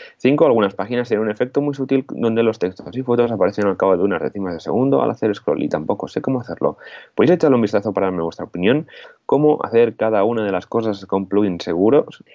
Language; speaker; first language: Spanish; non-native, local second language; Catalan